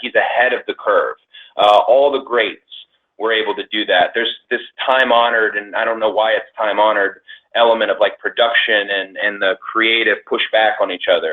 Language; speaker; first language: English; native; English